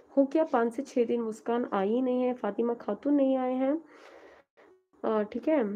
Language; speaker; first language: Hindi; non-native, local second language; Urdu